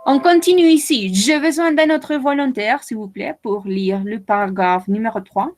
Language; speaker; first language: French; non-native, fluent; Spanish